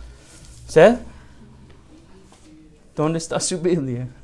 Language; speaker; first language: Spanish; non-native, learner; English